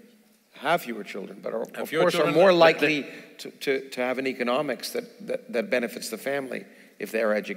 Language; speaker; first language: English; native; English